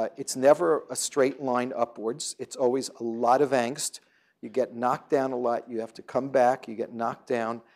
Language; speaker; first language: English; native; English